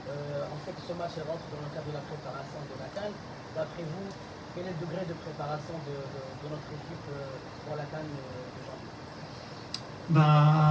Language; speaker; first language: French; non-native, local second language; Arabic